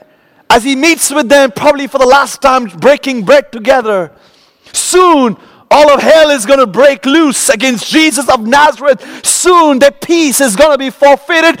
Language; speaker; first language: English; non-native, local second language; Malayalam